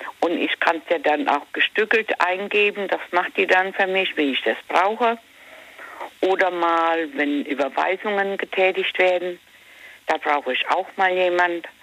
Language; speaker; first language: German; native; German